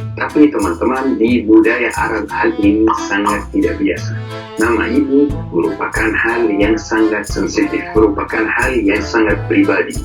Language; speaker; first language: Indonesian; non-native, fluent; Arabic